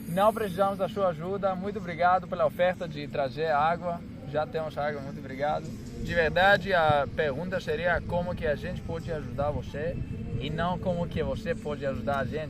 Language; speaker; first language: Portuguese; non-native, fluent; Greek